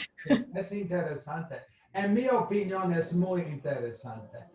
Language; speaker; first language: Spanish; non-native, fluent; English